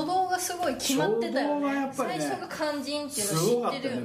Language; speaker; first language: Japanese; native; Japanese